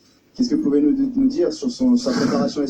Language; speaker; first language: French; native; French